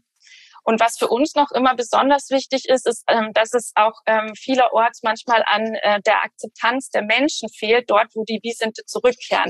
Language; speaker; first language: German; native; German